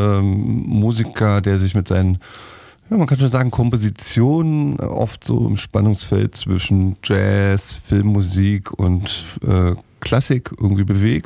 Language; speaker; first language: German; native; German